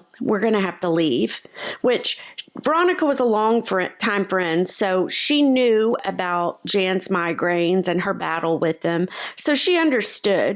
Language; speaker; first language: English; native; English